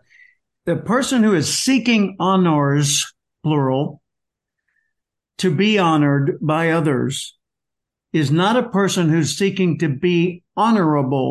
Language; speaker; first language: English; native; English